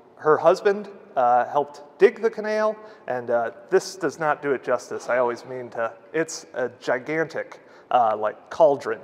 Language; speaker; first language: English; native; English